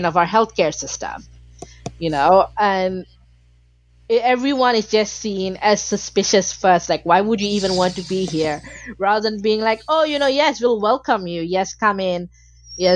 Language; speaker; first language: English; non-native, local second language; Bangla